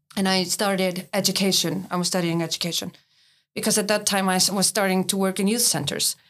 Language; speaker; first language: English; non-native, fluent; Icelandic